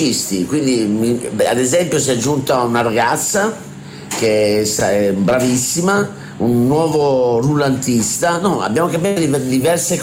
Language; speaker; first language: Italian; native; Italian